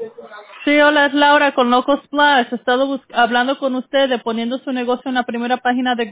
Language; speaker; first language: Spanish; early bilingual, heritage; Spanish